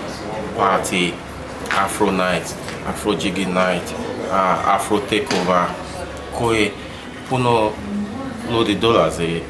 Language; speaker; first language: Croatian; non-native, learner; Yoruba